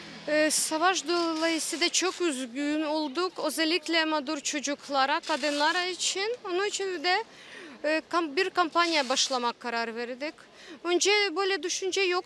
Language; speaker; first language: Turkish; non-native, fluent; Ukrainian